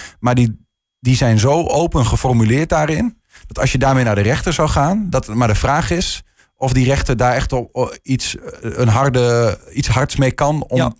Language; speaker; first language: Dutch; native; Dutch